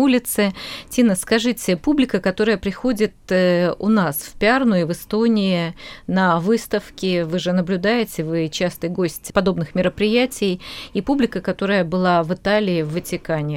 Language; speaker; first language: Russian; native; Russian